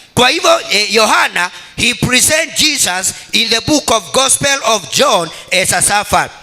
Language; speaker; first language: English; non-native, local second language; Swahili